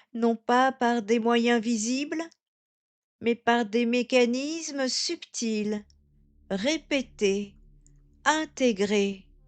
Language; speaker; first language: French; native; French